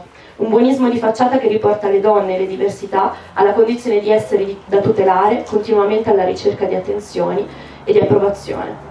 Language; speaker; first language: Italian; native; Italian